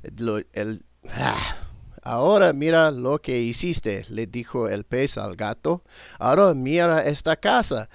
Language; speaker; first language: Spanish; non-native, learner; English